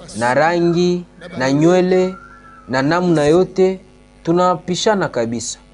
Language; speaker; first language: Swahili; non-native, local second language; Lingala